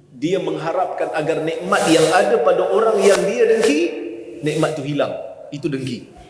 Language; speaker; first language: Malay; native; Malay